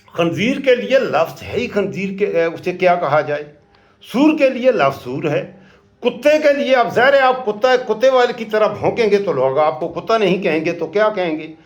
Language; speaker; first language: Urdu; non-native, local second language; Pashto